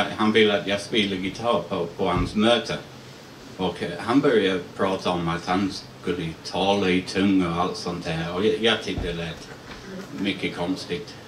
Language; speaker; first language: Swedish; non-native, fluent; English